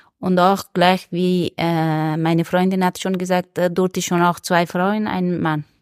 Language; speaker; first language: German; non-native, learner; Persian